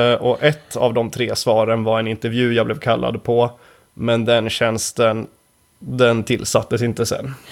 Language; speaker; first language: Swedish; native; Swedish